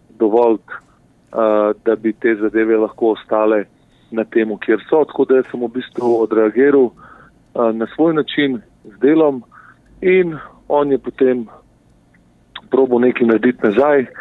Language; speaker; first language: Slovenian; early bilingual, other home language; Bosnian